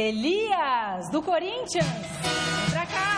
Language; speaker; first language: Portuguese; native; Portuguese